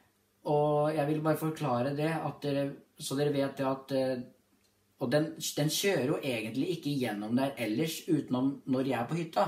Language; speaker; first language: Norwegian; native; Norwegian